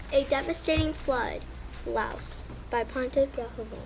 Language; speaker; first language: English; early bilingual, other home language; Spanish